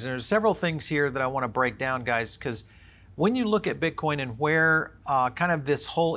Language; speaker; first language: English; native; English